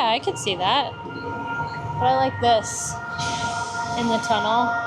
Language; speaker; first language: English; native; English